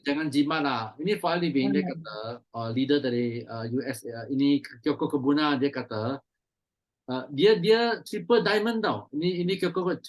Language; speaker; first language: Malay; non-native, local second language; Chinese